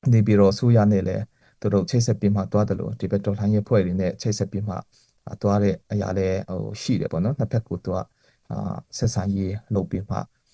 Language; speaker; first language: Burmese; non-native, local second language; Hakha Chin